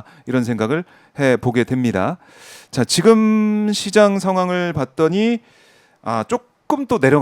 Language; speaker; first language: Korean; native; Korean